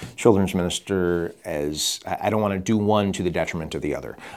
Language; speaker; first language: English; native; English